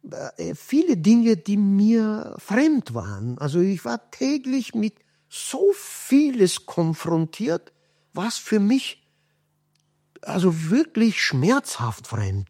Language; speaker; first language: German; non-native, fluent; Kurdish